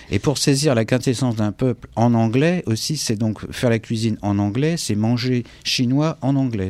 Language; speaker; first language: French; native; French